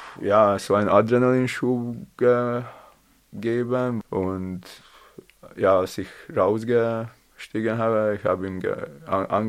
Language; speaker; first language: German; non-native, learner; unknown